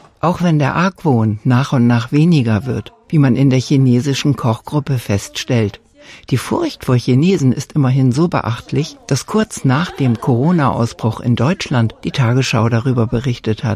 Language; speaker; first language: German; native; German